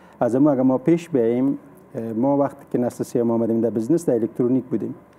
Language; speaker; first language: Persian; native; Persian